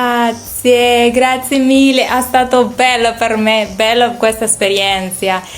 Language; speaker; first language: Italian; non-native, learner; Spanish